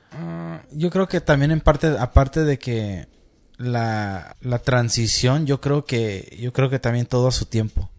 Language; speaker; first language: Spanish; early bilingual, heritage; Spanish